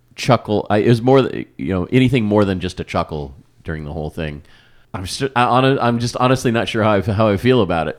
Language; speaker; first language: English; native; English